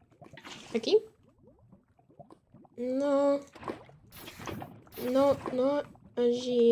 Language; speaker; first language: Spanish; non-native, learner; English